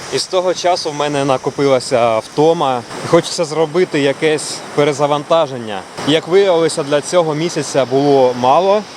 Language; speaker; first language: Ukrainian; non-native, local second language; Russian